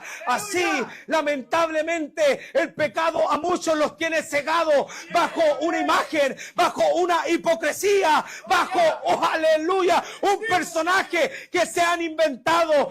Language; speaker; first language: Spanish; native; Spanish